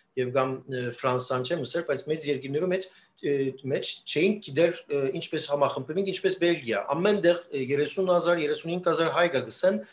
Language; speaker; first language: Armenian; early bilingual, heritage; Armenian